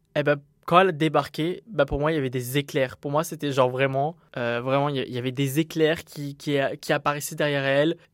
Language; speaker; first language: French; native; French